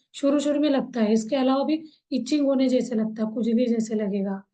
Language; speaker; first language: Hindi; non-native, local second language; Kannada